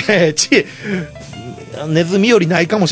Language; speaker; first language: Japanese; native; Japanese